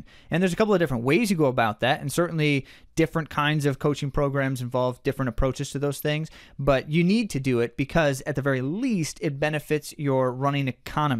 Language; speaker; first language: English; native; English